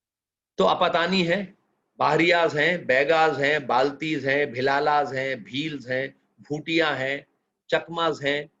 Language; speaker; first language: Hindi; native; Hindi